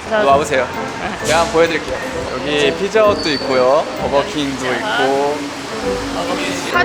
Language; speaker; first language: Korean; early bilingual, heritage; Korean